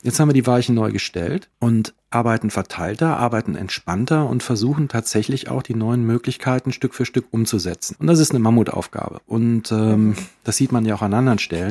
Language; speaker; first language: German; native; German